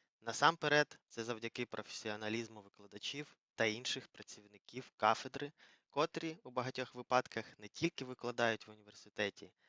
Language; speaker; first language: Ukrainian; native; Ukrainian